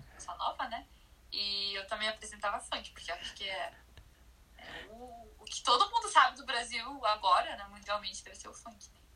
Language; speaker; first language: Portuguese; native; Portuguese